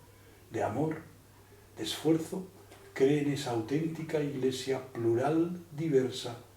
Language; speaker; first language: Spanish; native; Spanish